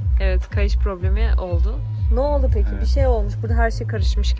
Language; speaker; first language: Turkish; native; Turkish